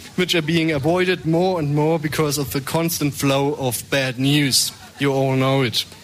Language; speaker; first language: English; non-native, fluent; German